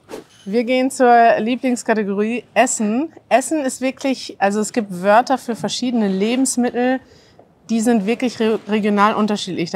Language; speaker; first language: German; native; German